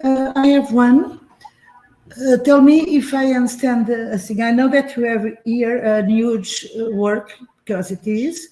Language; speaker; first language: English; non-native, fluent; Portuguese